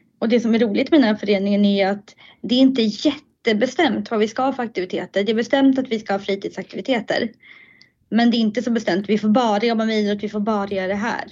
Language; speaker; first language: Swedish; native; Swedish